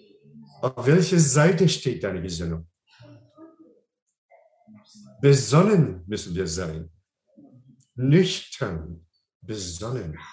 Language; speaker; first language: German; non-native, fluent; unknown